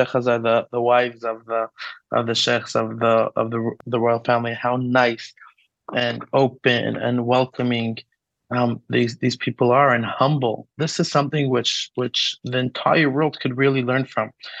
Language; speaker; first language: English; native; English